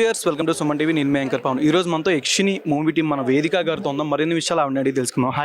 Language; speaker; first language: Telugu; native; Telugu